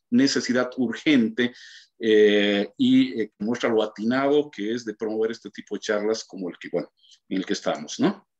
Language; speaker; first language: Spanish; native; Spanish